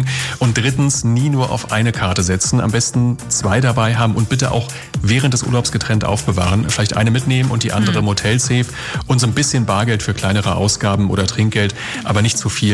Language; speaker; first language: German; native; German